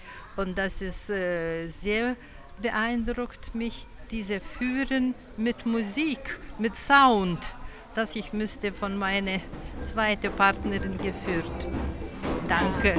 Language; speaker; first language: German; non-native, learner; Lithuanian